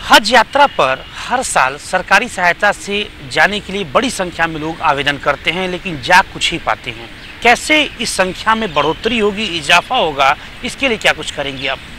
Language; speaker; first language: Hindi; native; Hindi